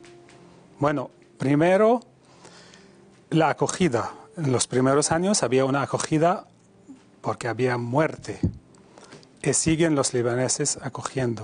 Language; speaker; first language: Spanish; non-native, fluent; Arabic